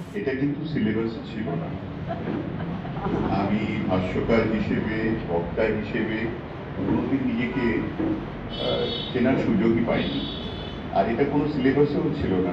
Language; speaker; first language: Bangla; non-native, fluent; Hindi